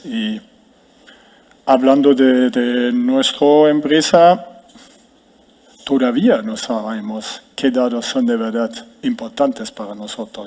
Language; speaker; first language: Spanish; non-native, fluent; German